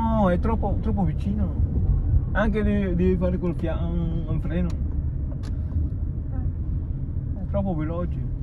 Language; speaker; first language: Italian; non-native, learner; Filipino